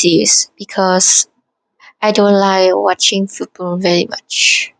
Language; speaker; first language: English; non-native, learner; Vietnamese